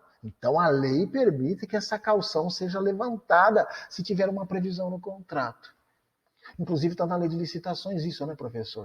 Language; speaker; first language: Portuguese; native; Portuguese